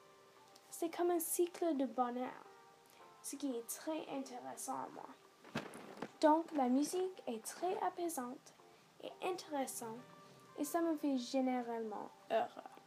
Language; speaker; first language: French; non-native, local second language; English